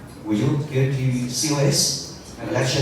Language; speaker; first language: English; non-native, fluent; Chinese